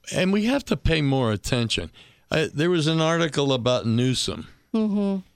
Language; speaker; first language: English; native; English